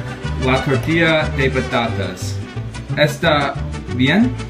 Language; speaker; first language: Spanish; non-native, learner; English